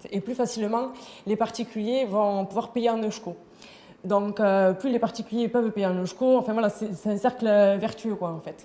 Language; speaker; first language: French; native; French